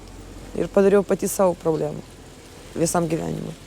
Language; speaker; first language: Lithuanian; early bilingual, other home language; Russian